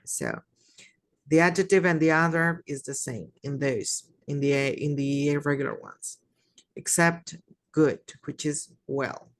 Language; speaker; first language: English; non-native, fluent; Spanish